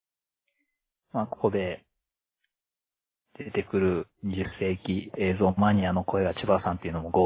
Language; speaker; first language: Japanese; native; Japanese